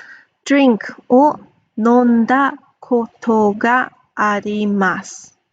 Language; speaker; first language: Japanese; non-native, fluent; English